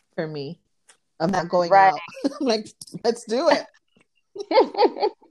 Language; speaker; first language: English; early bilingual, other home language; Spanish